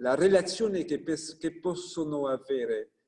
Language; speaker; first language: Italian; non-native, fluent; French